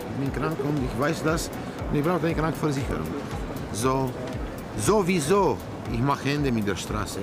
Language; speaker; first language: German; non-native, learner; Romanian